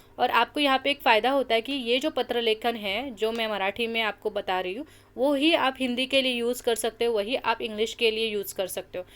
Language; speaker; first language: Hindi; non-native, local second language; Marathi